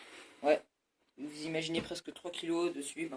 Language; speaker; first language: French; native; French